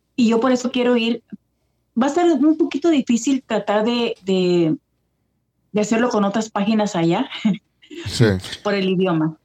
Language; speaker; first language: Spanish; early bilingual, heritage; Spanish